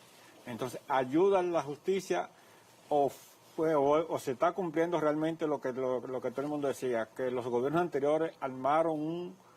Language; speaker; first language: Spanish; native; Spanish